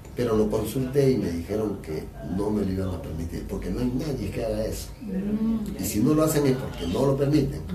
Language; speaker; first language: Spanish; native; Spanish